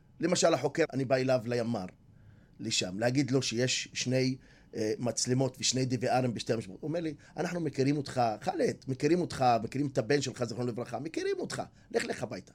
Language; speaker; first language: Hebrew; non-native, local second language; Arabic